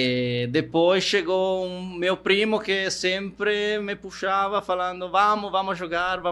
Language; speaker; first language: Portuguese; non-native, fluent; Italian